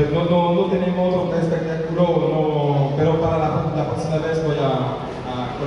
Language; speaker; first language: Spanish; non-native, learner; French